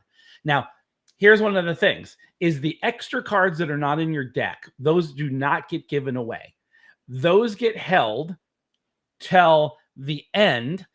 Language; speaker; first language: English; native; English